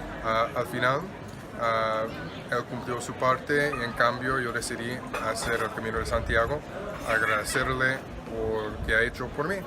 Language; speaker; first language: Spanish; non-native, fluent; English